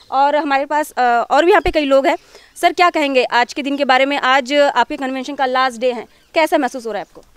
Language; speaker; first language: Hindi; non-native, local second language; Marathi